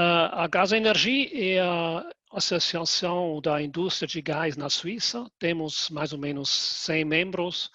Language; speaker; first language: Portuguese; non-native, fluent; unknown